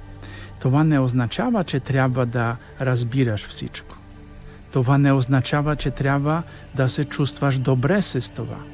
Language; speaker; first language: Bulgarian; non-native, fluent; Polish